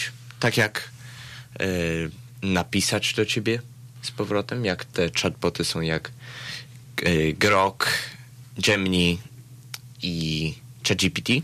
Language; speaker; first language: Polish; early bilingual, heritage; Polish